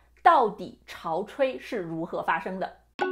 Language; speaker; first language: Chinese; native; Chinese